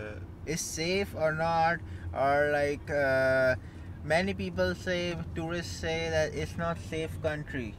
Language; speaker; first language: English; non-native, local second language; Hindi